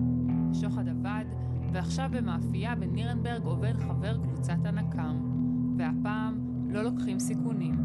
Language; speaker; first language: Hebrew; native; Hebrew